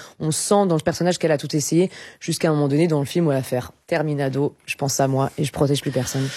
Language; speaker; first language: French; native; French